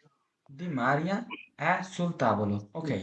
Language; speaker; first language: Italian; non-native, learner; Bangla